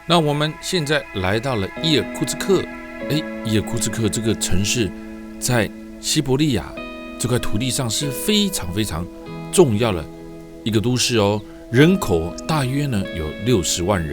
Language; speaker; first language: Chinese; native; Chinese